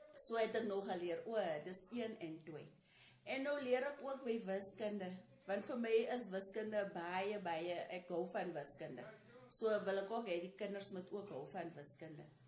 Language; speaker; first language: Afrikaans; non-native, local second language; Tswana